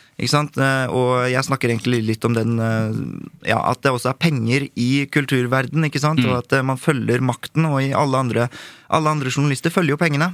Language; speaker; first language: Norwegian; early bilingual, other home language; Korean